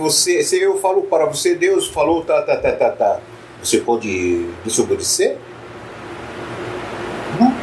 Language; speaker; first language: Portuguese; non-native, fluent; Arabic